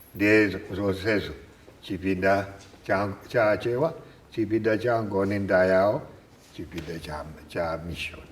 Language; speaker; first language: Nyanja; non-native, fluent; French